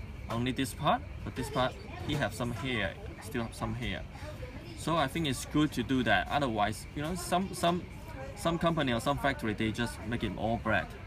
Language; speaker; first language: English; non-native, local second language; Cantonese